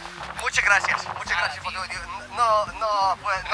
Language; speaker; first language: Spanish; non-native, learner; English